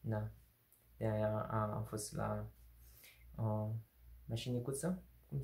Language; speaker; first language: Romanian; non-native, learner; Korean